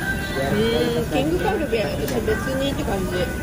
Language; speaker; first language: Japanese; native; Japanese